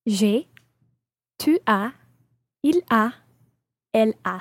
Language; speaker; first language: French; non-native, learner; English